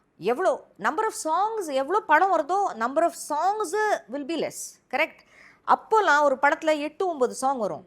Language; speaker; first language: Tamil; early bilingual, heritage; Tamil